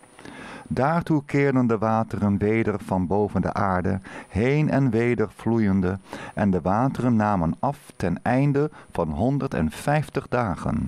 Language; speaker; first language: Dutch; native; Dutch